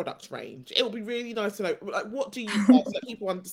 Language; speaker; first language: English; native; English